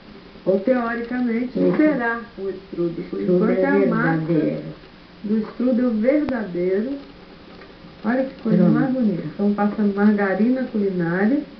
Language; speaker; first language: Portuguese; native; Portuguese